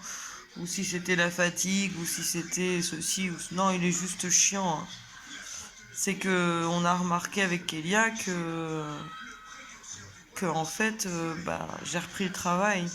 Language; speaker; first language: French; native; French